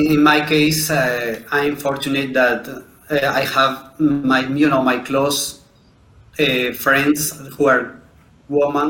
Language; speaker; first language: English; non-native, fluent; Spanish